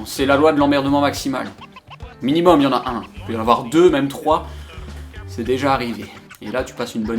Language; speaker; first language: French; native; French